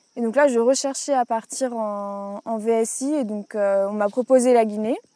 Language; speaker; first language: French; native; French